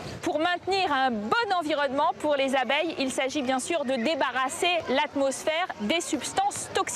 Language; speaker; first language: French; native; French